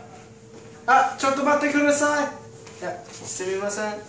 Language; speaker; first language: Japanese; non-native, learner; English